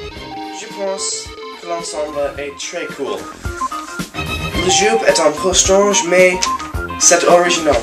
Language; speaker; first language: French; non-native, learner; English